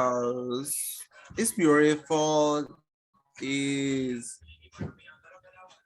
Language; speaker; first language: English; non-native, learner; Spanish